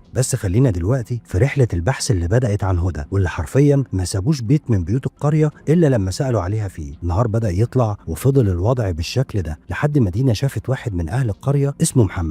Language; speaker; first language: Arabic; native; Arabic